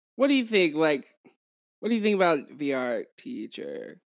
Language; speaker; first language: English; native; English